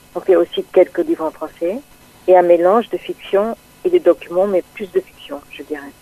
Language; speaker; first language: French; non-native, fluent; English